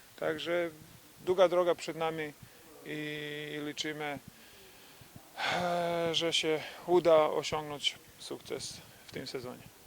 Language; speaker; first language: Polish; non-native, fluent; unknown